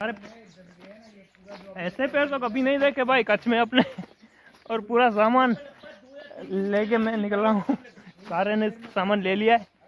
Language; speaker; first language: Hindi; non-native, local second language; Gujarati